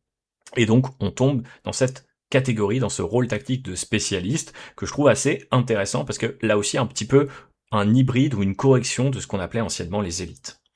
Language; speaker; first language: French; native; French